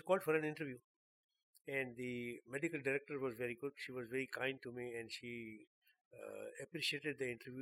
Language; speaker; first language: English; non-native, local second language; Urdu